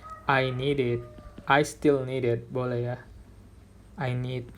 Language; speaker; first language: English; non-native, fluent; Indonesian